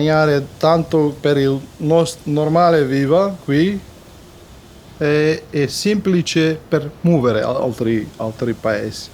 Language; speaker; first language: Italian; non-native, learner; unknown